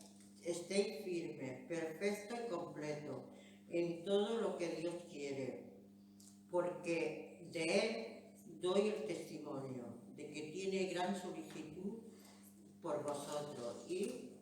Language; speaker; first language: Spanish; native; Spanish